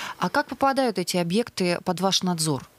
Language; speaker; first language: Russian; native; Russian